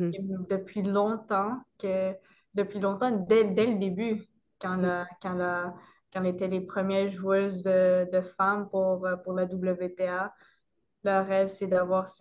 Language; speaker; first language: French; non-native, local second language; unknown